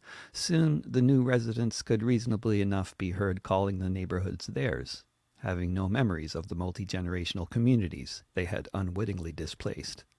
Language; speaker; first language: English; native; English